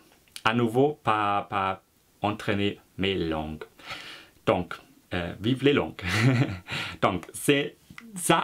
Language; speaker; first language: French; non-native, fluent; German